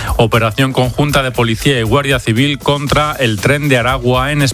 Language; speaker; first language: Spanish; native; Spanish